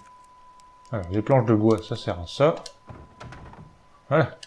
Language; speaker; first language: French; native; French